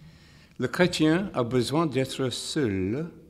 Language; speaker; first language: French; non-native, fluent; English